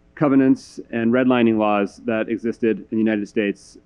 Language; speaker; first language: English; native; English